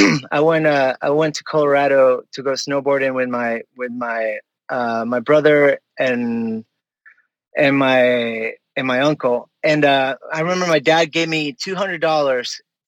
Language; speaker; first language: English; non-native, fluent; Spanish